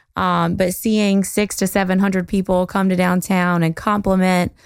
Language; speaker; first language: English; native; English